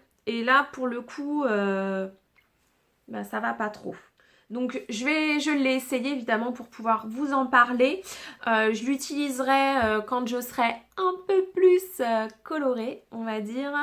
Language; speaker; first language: French; native; French